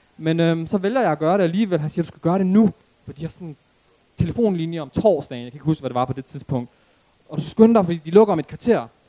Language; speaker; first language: Danish; early bilingual, other home language; Arabic